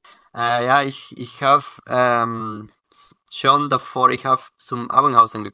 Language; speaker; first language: German; non-native, learner; Spanish